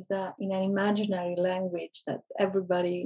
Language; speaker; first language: English; non-native, fluent; Italian